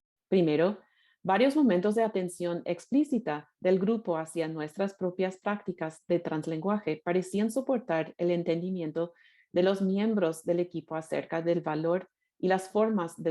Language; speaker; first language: Spanish; non-native, fluent; English